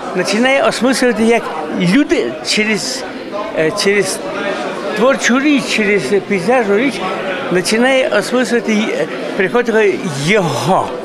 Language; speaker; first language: Ukrainian; native; Ukrainian